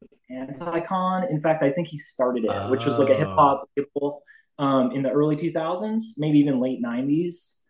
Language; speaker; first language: English; native; English